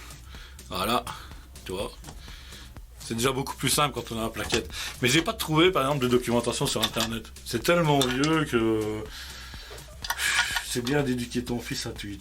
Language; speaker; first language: French; native; French